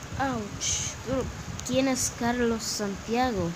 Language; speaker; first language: Spanish; early bilingual, heritage; English